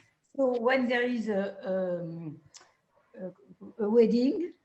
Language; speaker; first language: English; non-native, learner; French